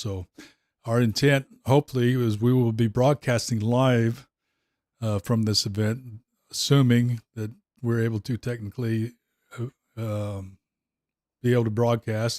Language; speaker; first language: English; native; English